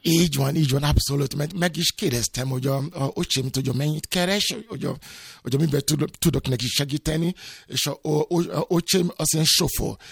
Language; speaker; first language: Hungarian; non-native, fluent; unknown